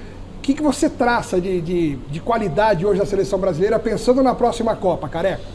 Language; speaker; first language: Portuguese; native; Portuguese